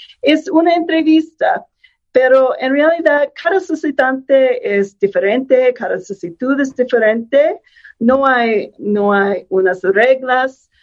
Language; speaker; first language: Spanish; non-native, fluent; English